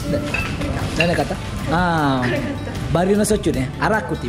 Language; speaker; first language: Japanese; non-native, fluent; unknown